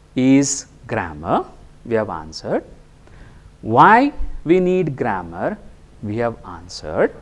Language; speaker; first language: English; non-native, local second language; Kannada